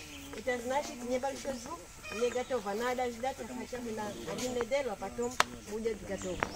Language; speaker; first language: Russian; non-native, learner; Swahili